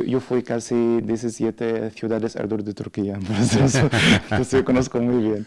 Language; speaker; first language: Spanish; non-native, learner; Arabic